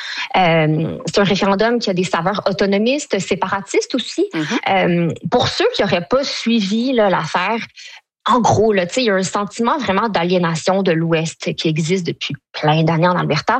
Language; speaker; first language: French; native; French